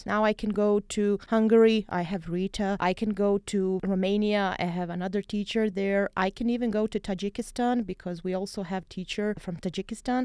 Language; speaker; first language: English; non-native, fluent; Bosnian